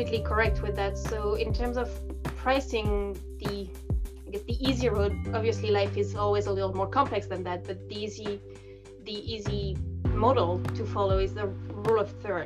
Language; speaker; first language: English; non-native, fluent; French